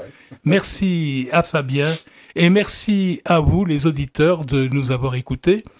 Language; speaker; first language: French; native; French